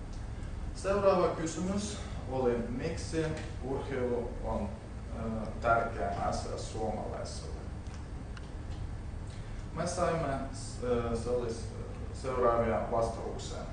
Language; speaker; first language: Finnish; non-native, learner; Russian